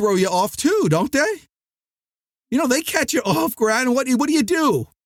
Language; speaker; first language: English; native; English